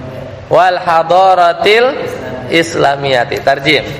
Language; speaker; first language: Arabic; non-native, fluent; Indonesian